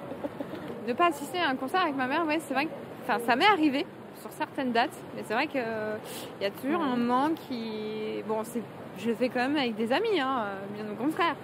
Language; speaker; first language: French; native; French